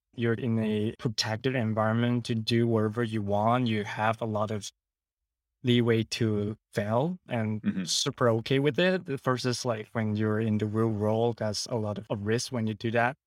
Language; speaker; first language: English; non-native, local second language; Cantonese